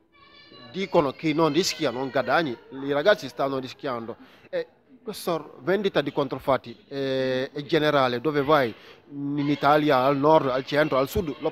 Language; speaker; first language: Italian; non-native, fluent; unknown